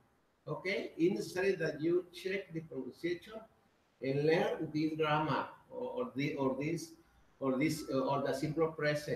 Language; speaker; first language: English; non-native, learner; Spanish